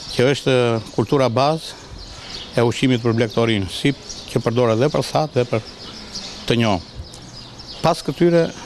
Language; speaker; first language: Albanian; native; Albanian